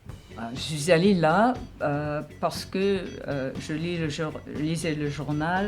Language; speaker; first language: French; non-native, fluent; English